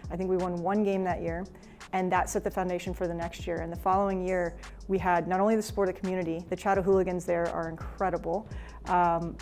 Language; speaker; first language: English; native; English